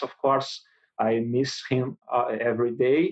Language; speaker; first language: English; non-native, learner; Portuguese